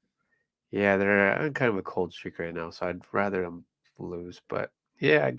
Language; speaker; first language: English; native; English